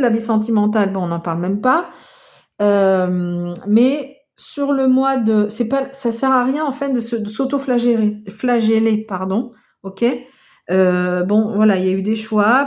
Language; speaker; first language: French; native; French